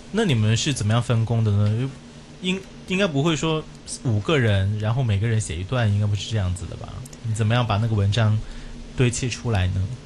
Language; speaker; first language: Chinese; non-native, local second language; Cantonese